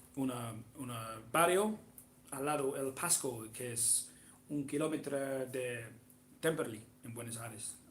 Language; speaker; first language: Spanish; early bilingual, other home language; English